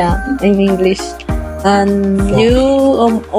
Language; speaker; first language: English; non-native, learner; Spanish